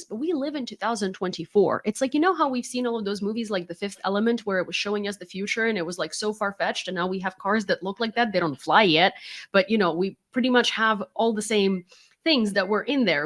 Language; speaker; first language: English; non-native, fluent; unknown